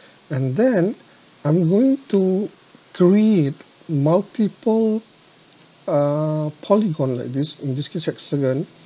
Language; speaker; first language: English; non-native, local second language; Malay